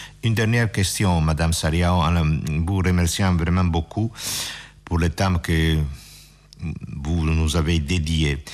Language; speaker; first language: French; non-native, fluent; Italian